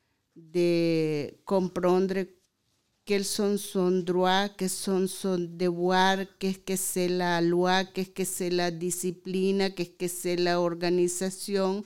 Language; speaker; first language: French; non-native, learner; Spanish